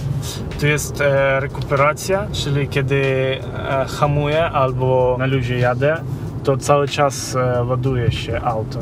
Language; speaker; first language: Polish; non-native, fluent; Ukrainian